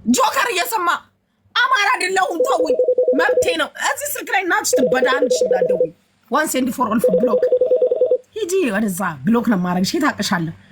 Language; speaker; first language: Amharic; native; Amharic